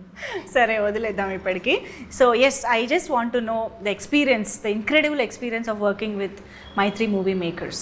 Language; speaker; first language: Telugu; native; Telugu